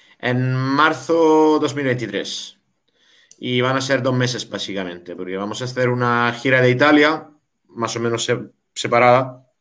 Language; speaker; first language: Spanish; non-native, fluent; Italian